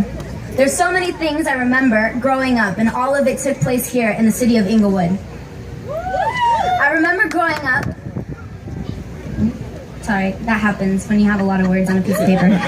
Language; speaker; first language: English; native; English